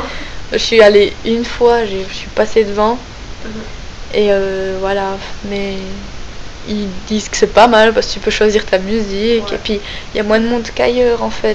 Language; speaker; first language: French; native; French